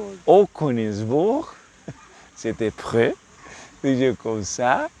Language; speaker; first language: French; non-native, learner; English